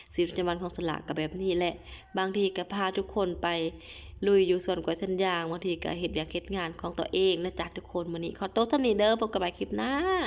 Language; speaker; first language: Lao; non-native, local second language; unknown